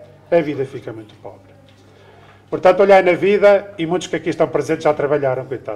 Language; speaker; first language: Portuguese; native; Portuguese